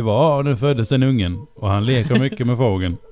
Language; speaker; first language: Swedish; native; Swedish